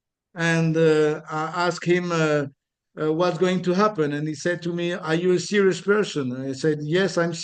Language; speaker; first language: English; non-native, fluent; French